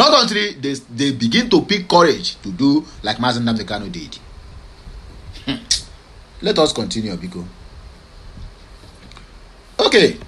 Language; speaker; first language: English; non-native, local second language; Igbo